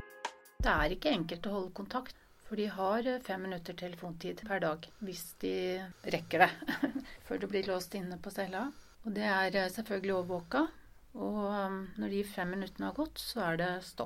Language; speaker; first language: Norwegian; native; Norwegian